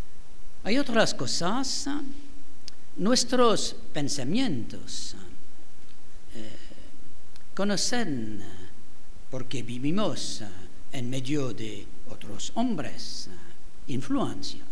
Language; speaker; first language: Spanish; non-native, fluent; French